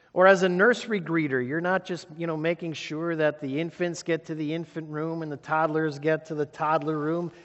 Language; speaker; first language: English; native; English